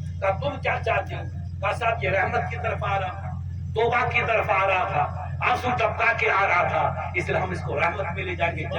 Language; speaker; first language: Urdu; non-native, local second language; Marwari